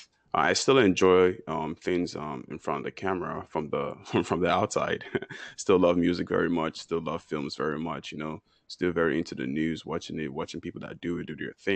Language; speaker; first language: English; non-native, local second language; Yoruba